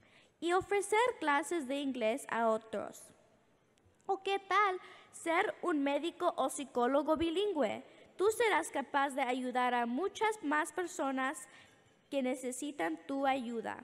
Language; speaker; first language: Spanish; early bilingual, heritage; English